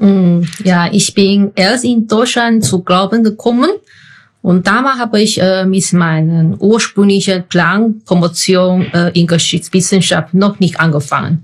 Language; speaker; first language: German; non-native, fluent; Chinese